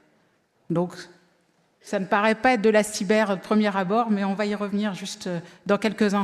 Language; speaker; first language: French; native; French